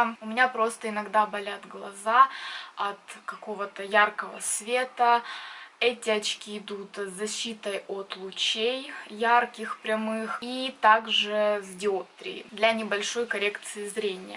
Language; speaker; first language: Russian; native; Russian